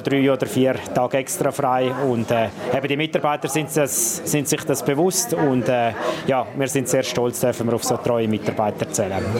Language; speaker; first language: German; native; German